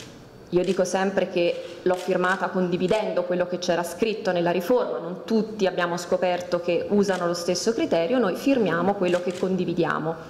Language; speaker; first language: Italian; native; Italian